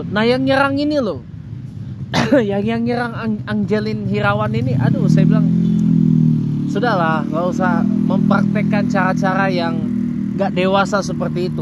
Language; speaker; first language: Indonesian; native; Indonesian